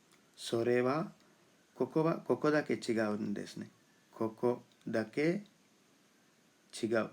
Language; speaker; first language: Japanese; non-native, fluent; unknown